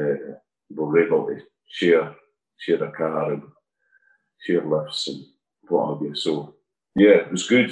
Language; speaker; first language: English; native; English